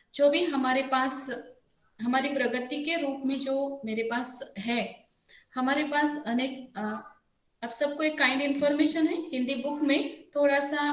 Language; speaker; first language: Hindi; non-native, local second language; Marathi